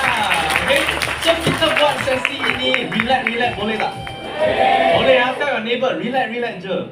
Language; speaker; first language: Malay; non-native, local second language; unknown